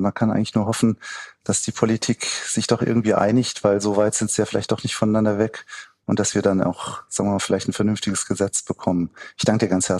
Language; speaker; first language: German; native; German